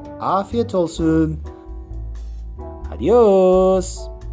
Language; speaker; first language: Turkish; non-native, learner; Spanish